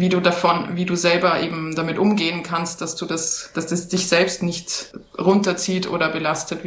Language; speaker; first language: German; native; German